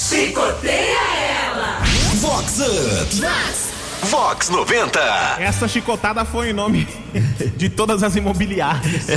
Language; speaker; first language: Portuguese; native; Portuguese